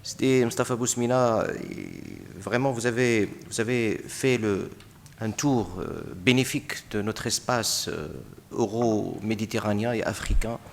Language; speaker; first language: French; non-native, local second language; Arabic